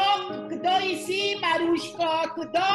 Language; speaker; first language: Czech; non-native, learner; Spanish